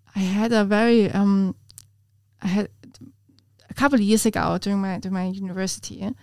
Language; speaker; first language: English; non-native, fluent; German